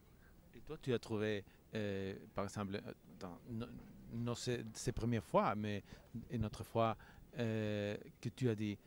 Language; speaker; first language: French; non-native, fluent; Spanish